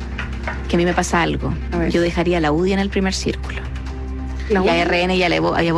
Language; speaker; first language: Spanish; native; Spanish